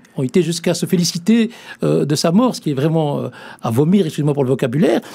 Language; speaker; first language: French; native; French